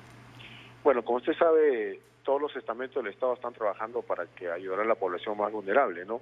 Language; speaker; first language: Spanish; native; Spanish